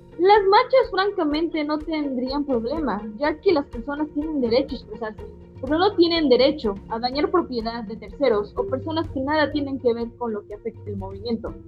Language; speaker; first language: Spanish; native; Spanish